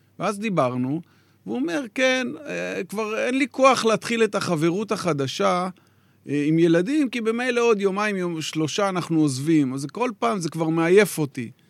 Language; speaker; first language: Hebrew; native; Hebrew